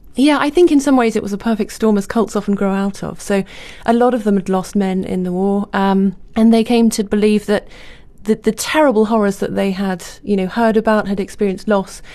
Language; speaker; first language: English; native; English